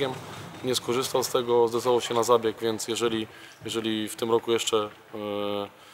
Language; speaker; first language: Polish; native; Polish